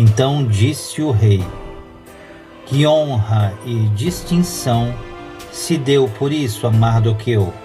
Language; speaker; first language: Portuguese; native; Portuguese